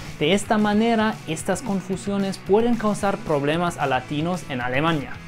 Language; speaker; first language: Spanish; non-native, fluent; German